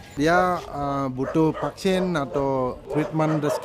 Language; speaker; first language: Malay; non-native, local second language; Balinese